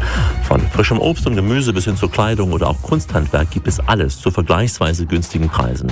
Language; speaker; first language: German; native; German